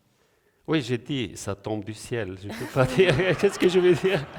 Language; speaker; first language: French; non-native, local second language; German